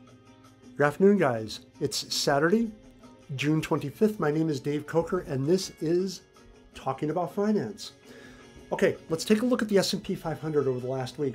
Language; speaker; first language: English; native; English